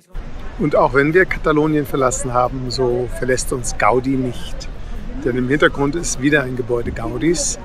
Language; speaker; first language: German; native; German